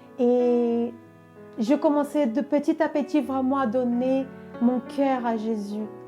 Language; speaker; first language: French; non-native, fluent; Portuguese